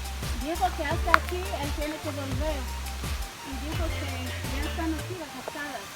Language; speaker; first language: Spanish; non-native, fluent; Hebrew